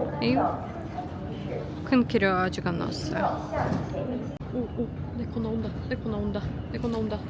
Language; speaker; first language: Korean; non-native, learner; Russian